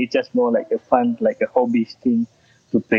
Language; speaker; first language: English; non-native, local second language; Malay